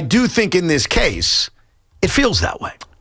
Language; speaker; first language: English; native; English